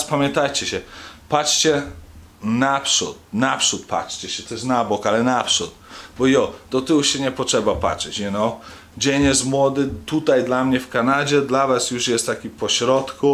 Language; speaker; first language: Polish; early bilingual, heritage; Polish